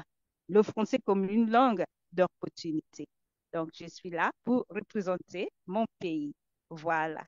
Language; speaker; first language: French; non-native, fluent; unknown